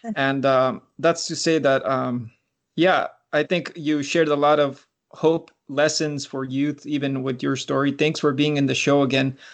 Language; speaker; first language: English; early bilingual, other home language; Spanish